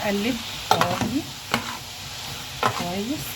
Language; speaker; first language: Arabic; native; Arabic